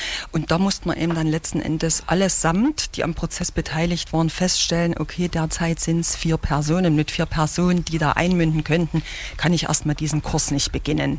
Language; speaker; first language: German; native; German